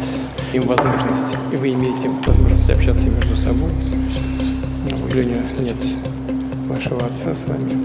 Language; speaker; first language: Russian; native; Russian